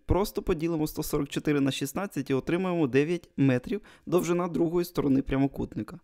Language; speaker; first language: Ukrainian; non-native, local second language; Russian